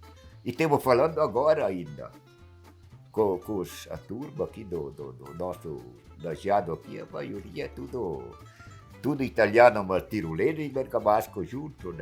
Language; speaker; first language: Portuguese; non-native, local second language; Italian